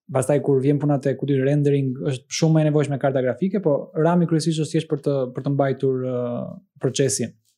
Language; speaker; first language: Albanian; native; Albanian